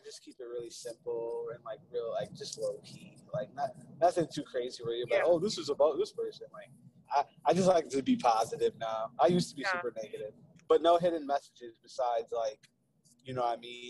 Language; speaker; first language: English; native; English